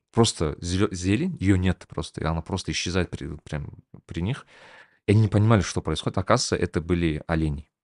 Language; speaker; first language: Russian; non-native, local second language; Kazakh